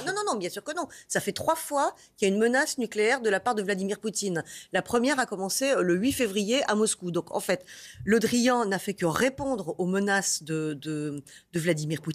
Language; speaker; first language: French; native; French